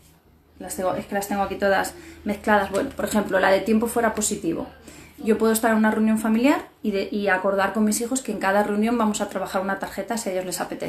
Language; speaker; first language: Spanish; native; Spanish